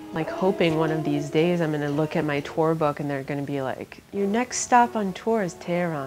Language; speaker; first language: English; early bilingual, other home language; Persian